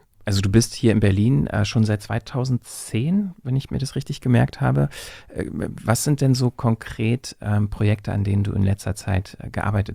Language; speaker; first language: German; native; German